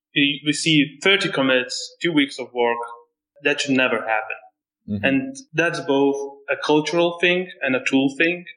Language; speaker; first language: English; non-native, fluent; Lithuanian